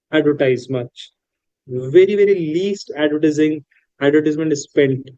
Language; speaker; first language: English; non-native, local second language; Hindi